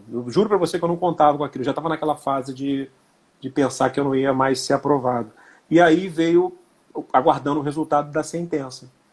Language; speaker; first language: Portuguese; native; Portuguese